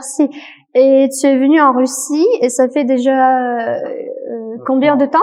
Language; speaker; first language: French; non-native, fluent; Russian